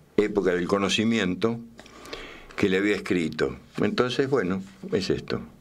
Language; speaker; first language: Spanish; native; Spanish